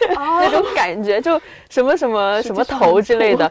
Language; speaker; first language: Chinese; native; Chinese